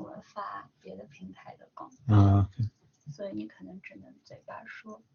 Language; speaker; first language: Chinese; native; Chinese